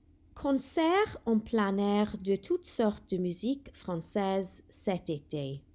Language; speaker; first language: French; non-native, fluent; Welsh